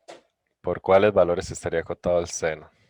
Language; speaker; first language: Spanish; native; Spanish